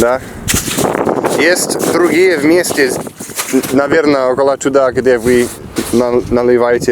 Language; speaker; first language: Russian; non-native, learner; English